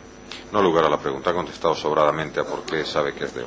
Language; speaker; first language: Spanish; native; Spanish